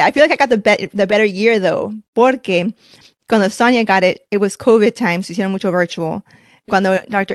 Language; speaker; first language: English; early bilingual, other home language; Spanish